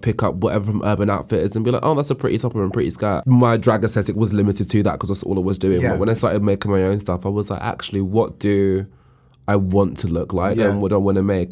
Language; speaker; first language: English; native; English